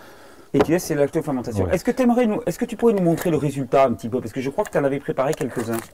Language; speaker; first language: French; native; French